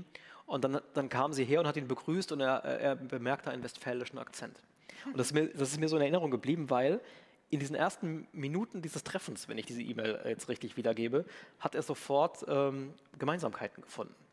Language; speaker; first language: German; native; German